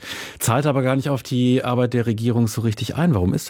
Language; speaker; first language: German; native; German